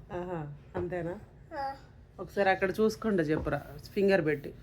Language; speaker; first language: Telugu; early bilingual, heritage; Telugu